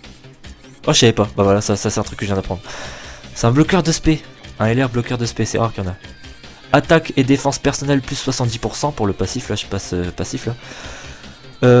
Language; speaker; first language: French; native; French